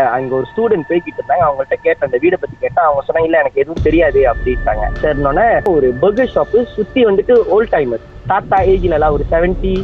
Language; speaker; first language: Tamil; early bilingual, heritage; Tamil